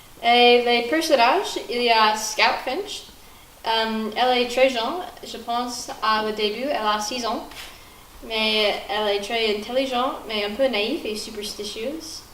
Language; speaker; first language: French; non-native, learner; English